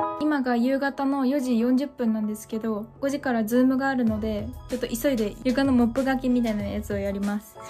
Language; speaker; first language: Japanese; native; Japanese